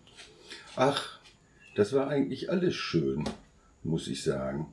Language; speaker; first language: German; native; German